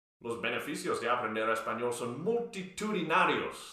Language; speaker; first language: Spanish; non-native, fluent; English